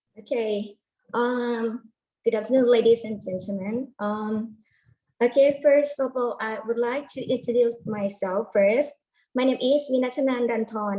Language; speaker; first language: English; non-native, learner; Thai